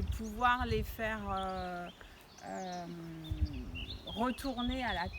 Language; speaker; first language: French; native; French